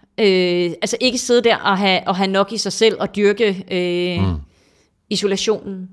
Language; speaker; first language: Danish; native; Danish